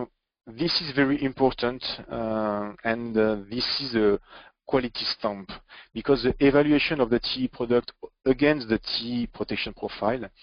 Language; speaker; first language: English; non-native, fluent; French